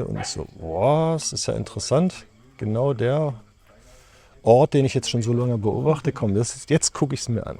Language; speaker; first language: German; native; German